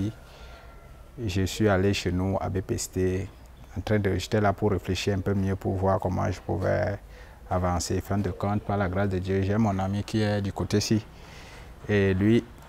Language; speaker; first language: French; native; French